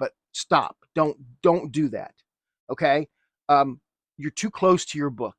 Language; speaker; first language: English; native; English